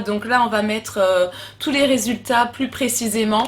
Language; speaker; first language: French; native; French